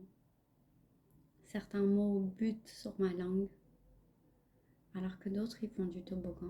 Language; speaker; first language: French; non-native, fluent; Punjabi